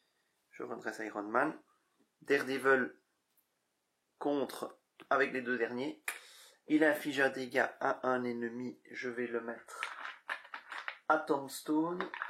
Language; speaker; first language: French; native; French